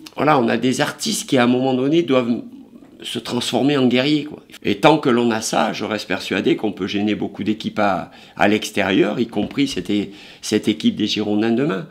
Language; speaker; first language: French; native; French